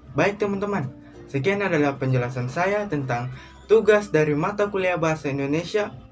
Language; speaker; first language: Indonesian; native; Indonesian